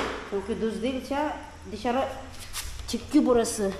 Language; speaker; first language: Turkish; non-native, learner; Filipino